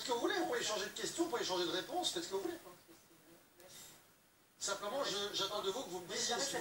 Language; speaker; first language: French; native; French